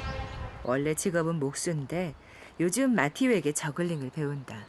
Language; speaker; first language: Korean; native; Korean